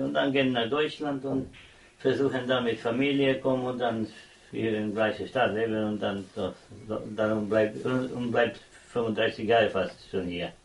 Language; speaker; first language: German; non-native, learner; Croatian